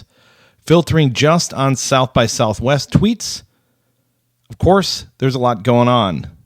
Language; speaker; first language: English; native; English